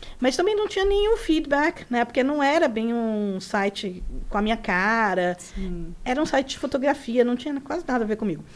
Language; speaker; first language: Portuguese; early bilingual, other home language; Spanish